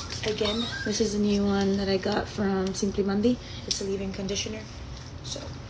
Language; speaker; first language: English; early bilingual, other home language; Spanish